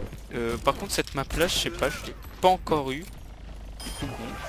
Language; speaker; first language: French; native; French